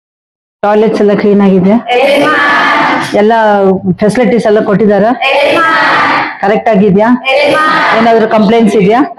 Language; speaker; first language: Kannada; non-native, local second language; Tamil